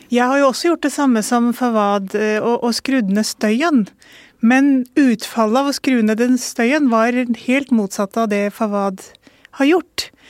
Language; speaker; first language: Norwegian; early bilingual, other home language; Urdu